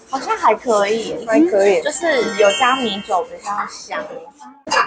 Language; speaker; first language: Chinese; non-native, fluent; Korean